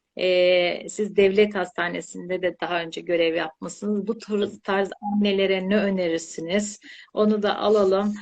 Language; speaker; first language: Turkish; native; Turkish